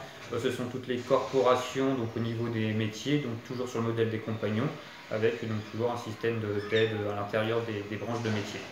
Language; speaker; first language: French; native; French